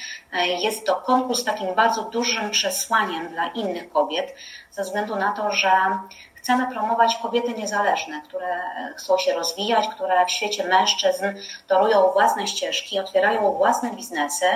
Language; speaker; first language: Polish; native; Polish